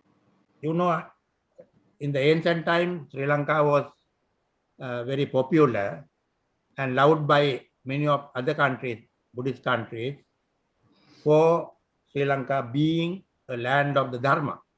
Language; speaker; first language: English; non-native, local second language; Sinhala